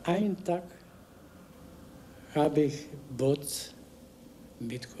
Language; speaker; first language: German; non-native, learner; Bulgarian